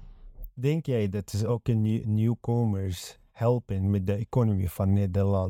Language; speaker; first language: Dutch; non-native, learner; Arabic